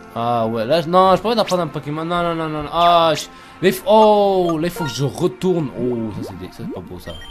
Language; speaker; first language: French; native; French